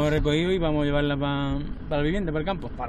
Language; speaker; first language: Spanish; native; Spanish